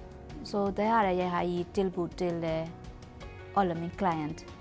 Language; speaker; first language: Norwegian; non-native, learner; Burmese